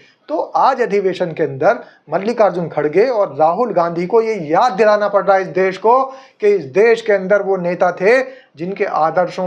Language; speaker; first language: Hindi; native; Hindi